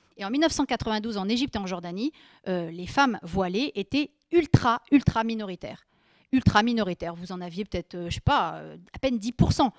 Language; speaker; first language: French; native; French